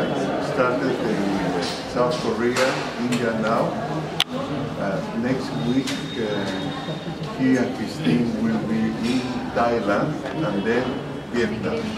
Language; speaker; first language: English; non-native, learner; Spanish